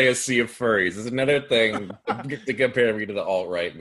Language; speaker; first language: English; native; English